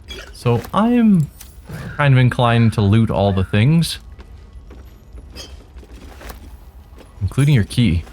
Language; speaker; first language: English; native; English